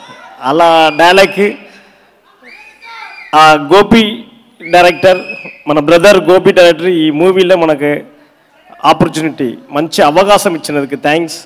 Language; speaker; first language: Telugu; non-native, learner; Tamil